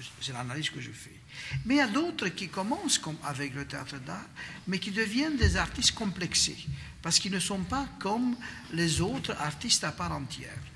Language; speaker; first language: French; non-native, fluent; Romanian